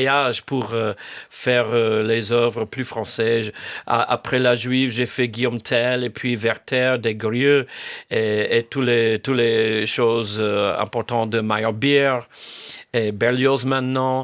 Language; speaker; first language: French; non-native, fluent; English